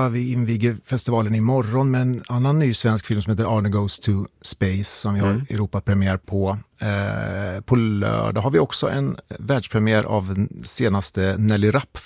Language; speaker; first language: Swedish; native; Swedish